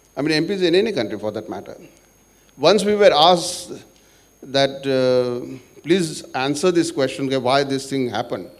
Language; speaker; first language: English; non-native, local second language; Marathi